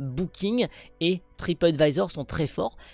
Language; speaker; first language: French; native; French